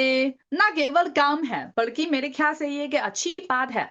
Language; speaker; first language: Hindi; non-native, learner; Chinese